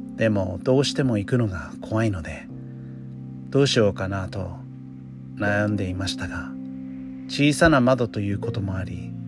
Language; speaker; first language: Japanese; non-native, fluent; English